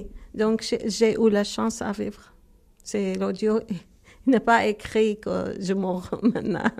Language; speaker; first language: French; non-native, learner; Arabic